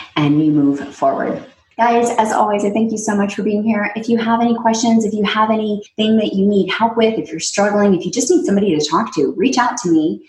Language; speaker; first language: English; native; English